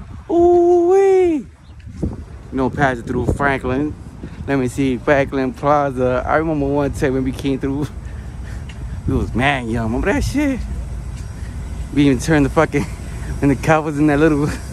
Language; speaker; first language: English; early bilingual, other home language; Spanish